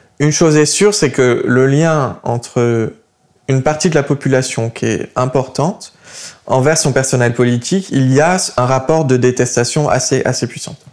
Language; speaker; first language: French; early bilingual, other home language; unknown